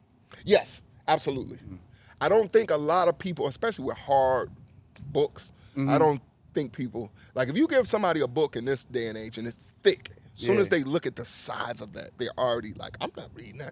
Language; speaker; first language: English; native; English